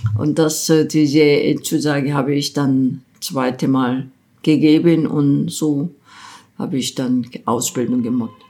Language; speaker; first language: German; non-native, fluent; Korean